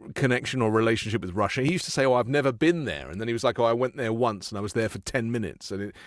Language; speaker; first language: English; native; English